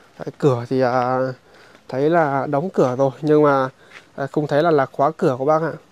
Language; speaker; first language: Vietnamese; native; Vietnamese